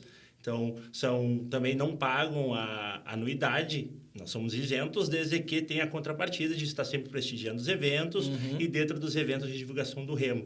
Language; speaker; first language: Portuguese; native; Portuguese